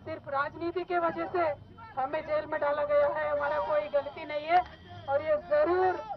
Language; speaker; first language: Hindi; non-native, local second language; Telugu